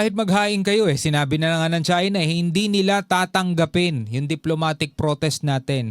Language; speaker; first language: Filipino; native; Filipino